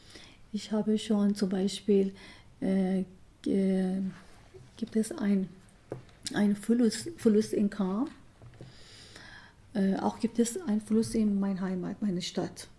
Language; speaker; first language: German; non-native, learner; Persian